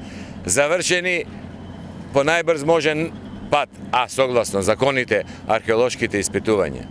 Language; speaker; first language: Macedonian; native; Macedonian